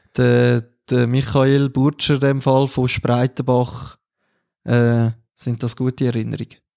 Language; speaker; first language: German; native; German